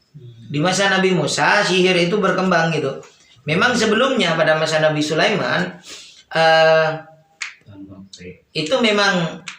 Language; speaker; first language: Indonesian; native; Indonesian